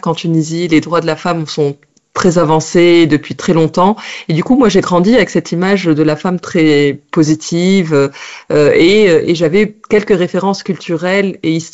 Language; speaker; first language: French; non-native, local second language; Arabic